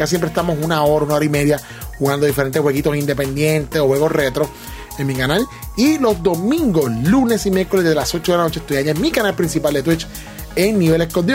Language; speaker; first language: Spanish; native; Spanish